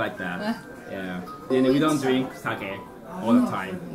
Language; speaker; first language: English; non-native, fluent; Japanese